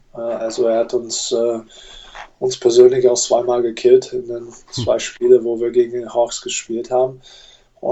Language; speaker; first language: German; non-native, fluent; English